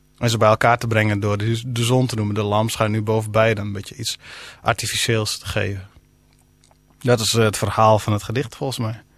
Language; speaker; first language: Dutch; non-native, local second language; Western Frisian